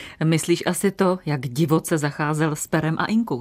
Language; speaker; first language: Czech; native; Czech